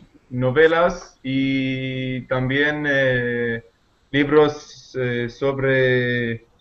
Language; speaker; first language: Spanish; non-native, learner; Hebrew